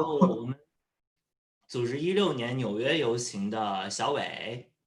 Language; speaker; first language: Chinese; native; Chinese